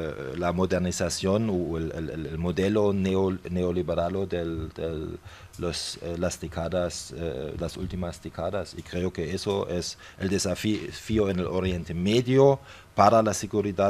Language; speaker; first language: Spanish; non-native, fluent; German